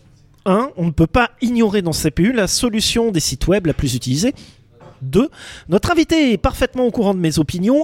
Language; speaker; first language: French; native; French